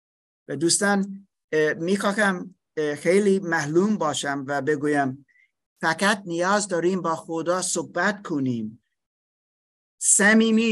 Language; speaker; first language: Persian; non-native, fluent; English